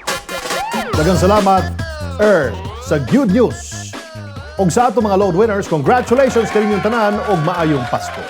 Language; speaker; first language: Cebuano; native; Cebuano